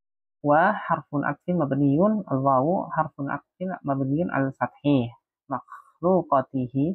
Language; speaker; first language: Arabic; non-native, fluent; Indonesian